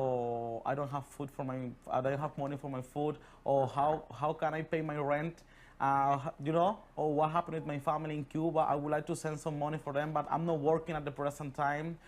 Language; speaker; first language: English; non-native, learner; Spanish